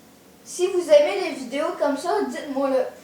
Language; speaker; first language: French; native; French